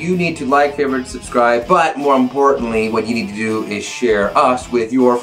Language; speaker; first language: English; native; English